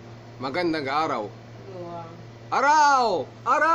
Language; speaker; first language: Filipino; non-native, learner; Arabic